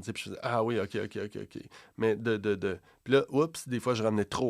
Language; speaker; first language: French; native; French